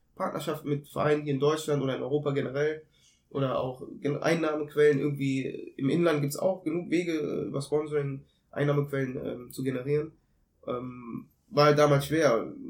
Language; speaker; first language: German; native; German